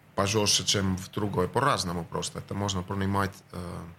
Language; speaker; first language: Russian; non-native, fluent; Finnish